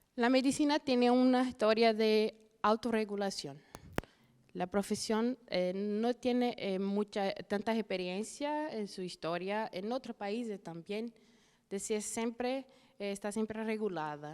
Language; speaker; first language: Spanish; non-native, fluent; Portuguese